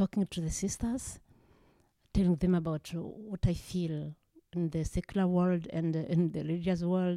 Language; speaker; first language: English; non-native, local second language; Kinyarwanda